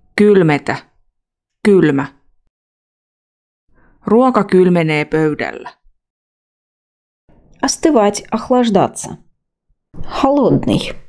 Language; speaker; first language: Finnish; non-native, fluent; Russian